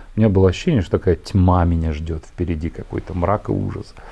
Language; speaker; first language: Russian; native; Russian